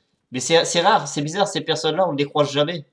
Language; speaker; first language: French; native; French